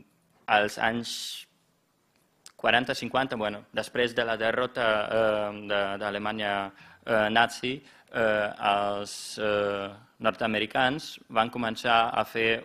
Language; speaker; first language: Catalan; non-native, fluent; German